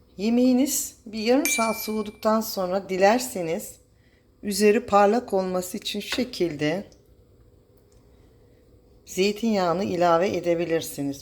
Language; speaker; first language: Turkish; native; Turkish